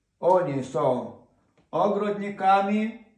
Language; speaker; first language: Polish; non-native, fluent; Ukrainian